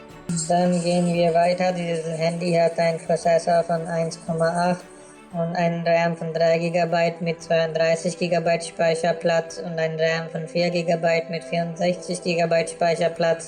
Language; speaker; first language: German; non-native, fluent; Urdu